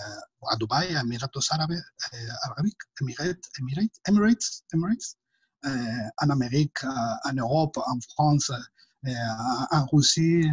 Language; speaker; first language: French; non-native, fluent; Spanish